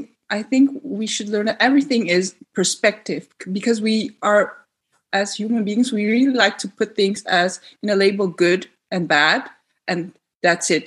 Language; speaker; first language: English; non-native, fluent; Dutch